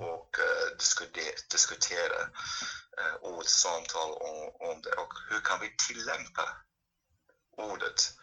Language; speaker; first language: Swedish; non-native, fluent; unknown